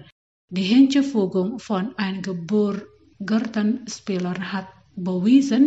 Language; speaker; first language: German; non-native, fluent; Indonesian